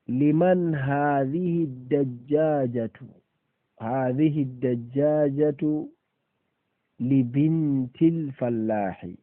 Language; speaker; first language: Arabic; non-native, fluent; Fula